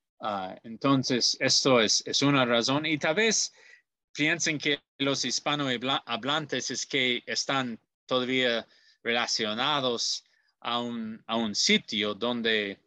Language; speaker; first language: Spanish; non-native, learner; English